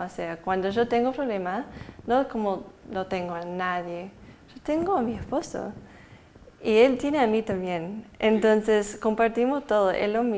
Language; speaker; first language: Spanish; non-native, fluent; English